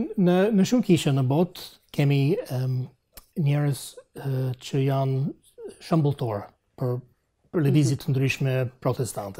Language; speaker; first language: Albanian; non-native, fluent; English